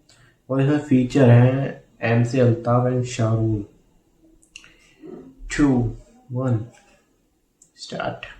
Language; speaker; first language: Hindi; native; Hindi